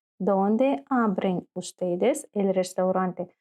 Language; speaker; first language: Spanish; non-native, fluent; Ukrainian